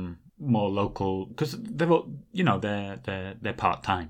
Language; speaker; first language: English; native; English